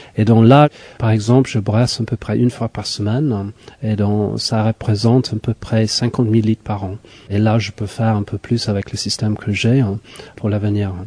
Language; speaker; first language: French; non-native, fluent; English